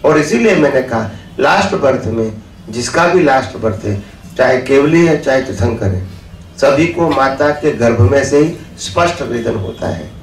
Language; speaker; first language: Hindi; non-native, local second language; Gujarati